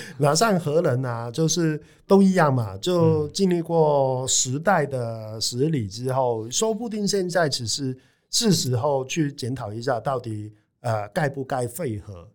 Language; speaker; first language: Chinese; non-native, local second language; Cantonese